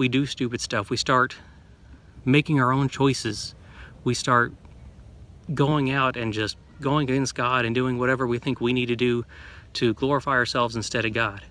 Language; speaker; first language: English; native; English